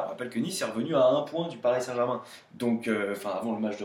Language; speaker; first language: French; native; French